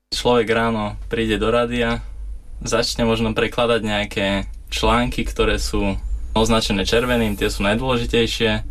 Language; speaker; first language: Slovak; native; Slovak